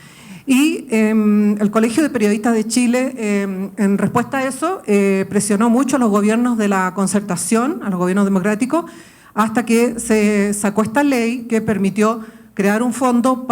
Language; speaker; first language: Spanish; native; Spanish